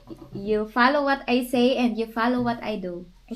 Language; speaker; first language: English; non-native, local second language; Filipino